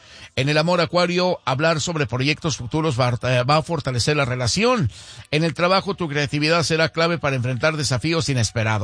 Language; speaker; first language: Spanish; native; Spanish